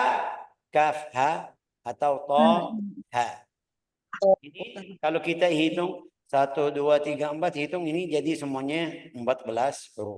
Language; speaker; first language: Indonesian; non-native, fluent; Arabic